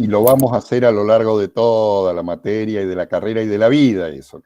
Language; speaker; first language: Spanish; native; Spanish